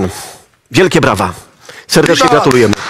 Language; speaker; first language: Polish; native; Polish